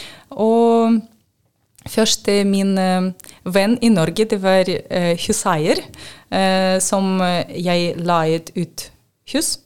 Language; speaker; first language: Norwegian; non-native, learner; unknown